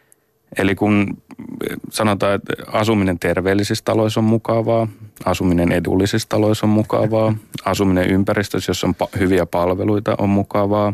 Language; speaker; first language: Finnish; native; Finnish